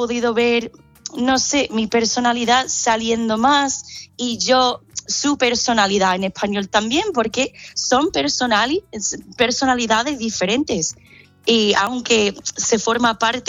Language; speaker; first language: Spanish; non-native, fluent; English